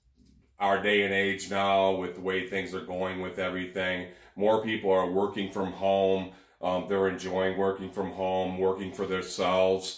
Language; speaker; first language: English; native; English